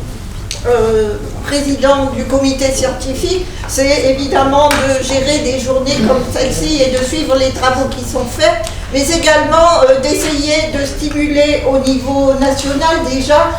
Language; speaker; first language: French; native; French